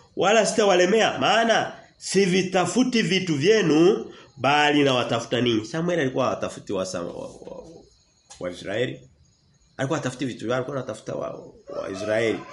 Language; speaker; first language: Swahili; native; Swahili